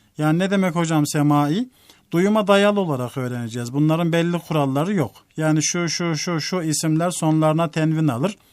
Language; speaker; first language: Turkish; native; Turkish